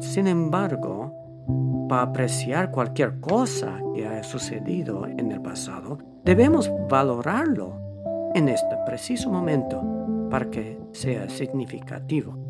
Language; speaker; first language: Spanish; non-native, fluent; English